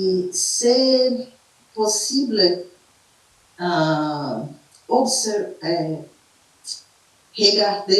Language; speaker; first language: French; non-native, fluent; Portuguese